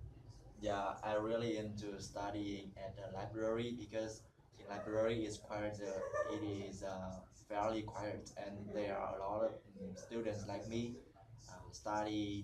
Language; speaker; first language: English; non-native, learner; Vietnamese